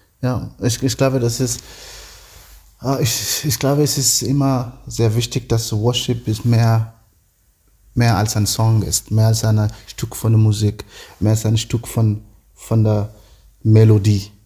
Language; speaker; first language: German; non-native, learner; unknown